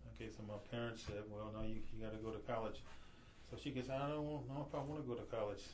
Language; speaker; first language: English; native; English